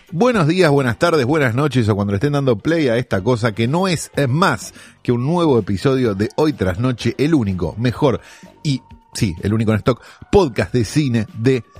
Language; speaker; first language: Spanish; native; Spanish